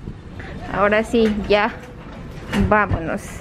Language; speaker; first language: Spanish; native; Spanish